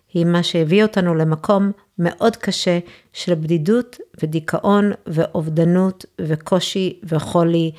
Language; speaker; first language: Hebrew; early bilingual, other home language; English